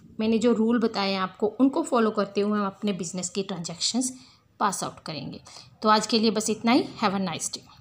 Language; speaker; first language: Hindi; non-native, local second language; Punjabi